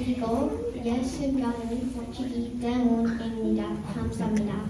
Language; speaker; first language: Korean; early bilingual, heritage; Korean